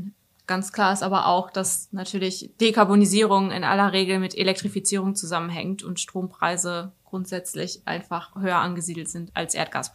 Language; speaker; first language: German; native; German